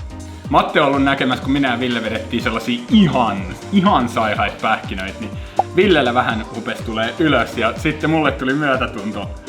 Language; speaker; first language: Finnish; native; Finnish